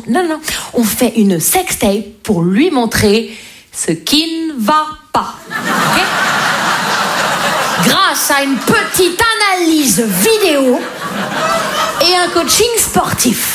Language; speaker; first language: French; native; French